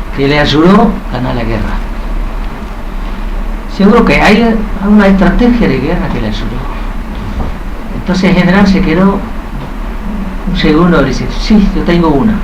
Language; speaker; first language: Spanish; non-native, fluent; Vietnamese